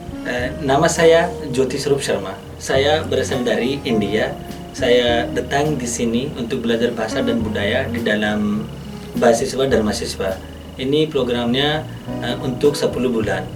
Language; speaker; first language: Indonesian; non-native, learner; Hindi